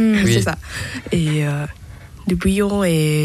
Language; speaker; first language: French; non-native, learner; Thai